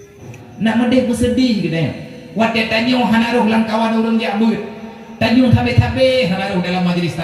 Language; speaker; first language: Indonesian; non-native, local second language; Achinese